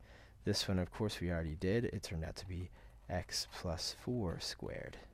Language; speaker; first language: English; native; English